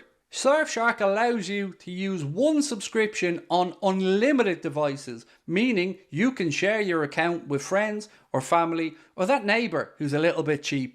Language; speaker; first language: English; native; English